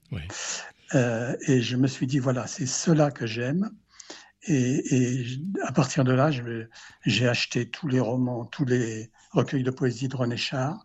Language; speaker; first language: French; native; French